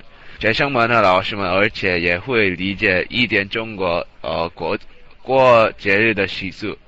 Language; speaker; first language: Chinese; non-native, learner; English